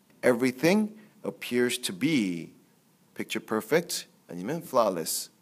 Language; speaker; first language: English; non-native, fluent; Korean